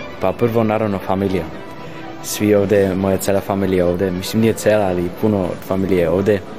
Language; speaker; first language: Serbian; early bilingual, heritage; Serbian